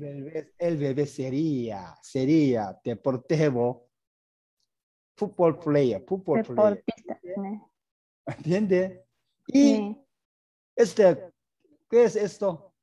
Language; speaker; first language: Spanish; non-native, learner; Korean